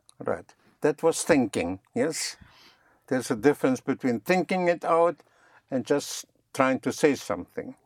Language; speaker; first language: English; non-native, fluent; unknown